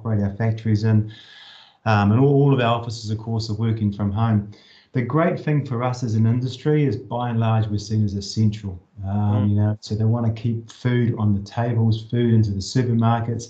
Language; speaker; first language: English; native; English